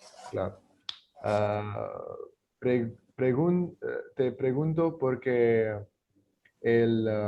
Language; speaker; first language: Spanish; non-native, learner; English